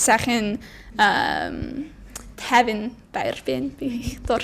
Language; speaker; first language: Mongolian; non-native, learner; English